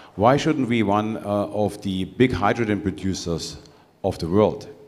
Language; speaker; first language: English; non-native, fluent; German